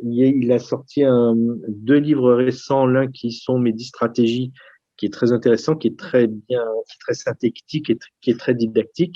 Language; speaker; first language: French; native; French